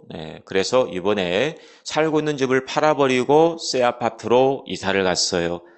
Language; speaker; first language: Korean; native; Korean